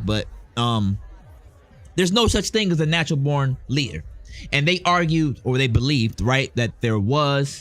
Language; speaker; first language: English; native; English